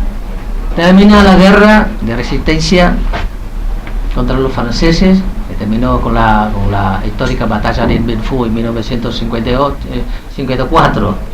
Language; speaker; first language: Spanish; non-native, fluent; Vietnamese